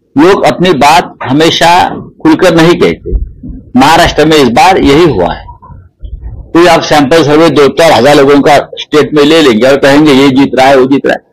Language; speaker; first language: Hindi; non-native, local second language; Marathi